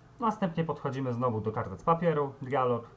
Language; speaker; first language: Polish; native; Polish